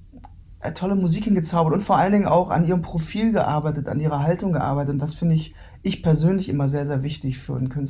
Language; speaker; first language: German; native; German